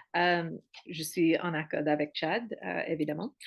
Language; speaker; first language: French; non-native, learner; English